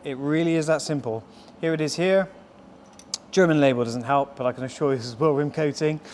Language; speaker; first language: English; native; English